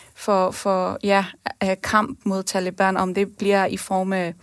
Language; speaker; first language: Danish; early bilingual, other home language; Persian